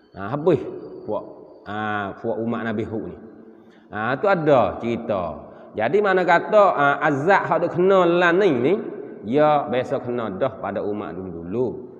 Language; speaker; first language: Malay; native; Malay